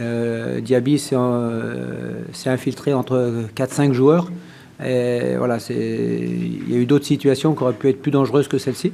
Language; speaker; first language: French; native; French